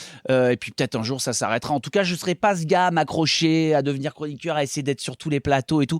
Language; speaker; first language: French; native; French